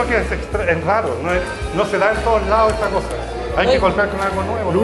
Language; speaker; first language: Spanish; native; Spanish